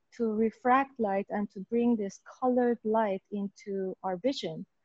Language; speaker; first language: English; native; English